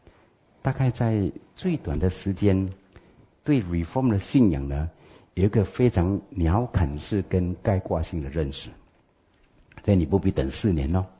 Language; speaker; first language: Chinese; native; Chinese